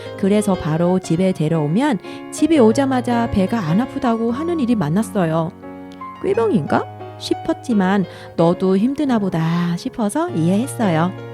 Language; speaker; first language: Korean; non-native, fluent; Vietnamese